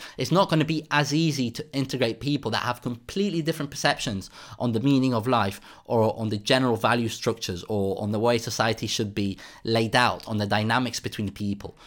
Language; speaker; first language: English; native; English